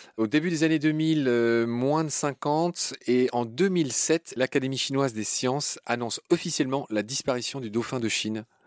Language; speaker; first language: French; native; French